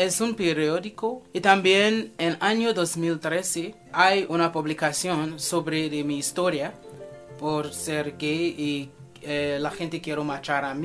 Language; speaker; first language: Spanish; non-native, fluent; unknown